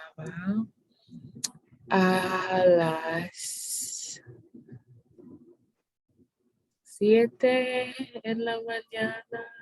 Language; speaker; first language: Spanish; non-native, learner; English